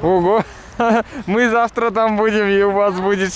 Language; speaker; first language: Russian; non-native, local second language; Kazakh